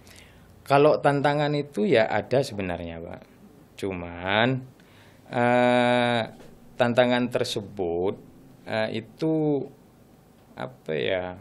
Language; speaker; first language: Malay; non-native, local second language; Madurese